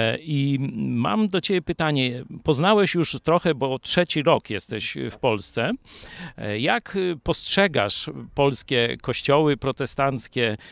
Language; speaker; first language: Polish; native; Polish